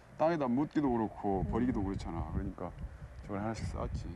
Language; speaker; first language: Korean; native; Korean